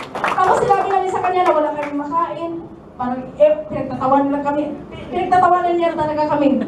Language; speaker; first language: Filipino; non-native, local second language; Cebuano